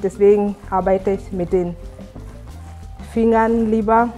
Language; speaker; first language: German; non-native, fluent; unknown